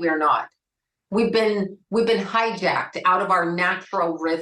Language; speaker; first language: English; native; English